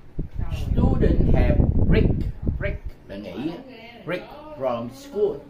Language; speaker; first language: English; non-native, learner; Vietnamese